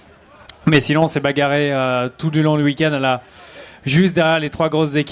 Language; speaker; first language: French; native; French